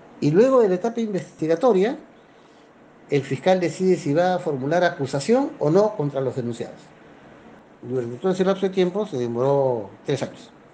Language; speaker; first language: Spanish; native; Spanish